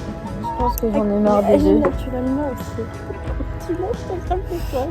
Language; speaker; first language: French; native; French